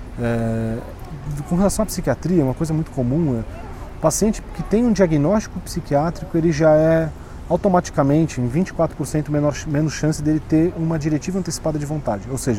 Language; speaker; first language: Portuguese; native; Portuguese